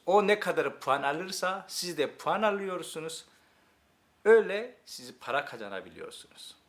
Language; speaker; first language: Turkish; non-native, learner; Korean